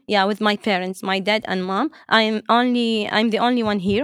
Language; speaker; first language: English; non-native, fluent; Arabic